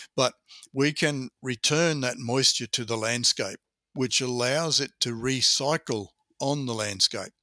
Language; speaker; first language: English; native; English